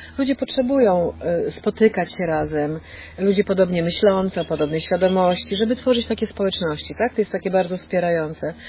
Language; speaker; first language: Polish; native; Polish